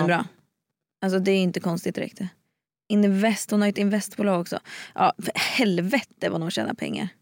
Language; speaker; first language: Swedish; native; Swedish